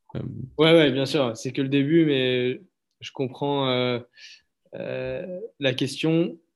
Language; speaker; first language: French; native; French